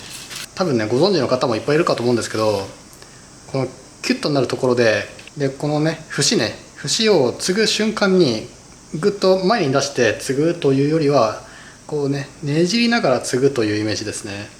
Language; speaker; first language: Japanese; native; Japanese